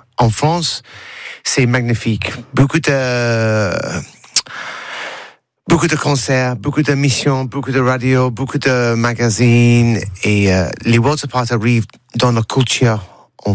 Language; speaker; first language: French; non-native, learner; English